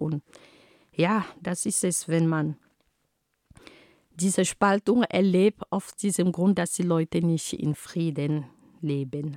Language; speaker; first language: German; non-native, fluent; Ghomala